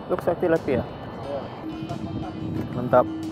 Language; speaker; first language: English; non-native, learner; Indonesian